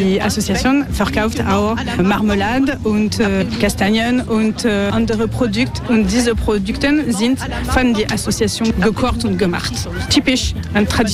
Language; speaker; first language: German; non-native, learner; French